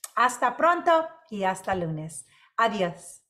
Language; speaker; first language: Spanish; non-native, local second language; English